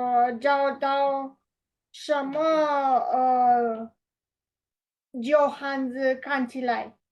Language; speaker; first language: Chinese; non-native, learner; Romanian